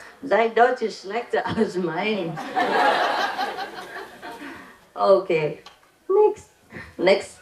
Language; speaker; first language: German; non-native, learner; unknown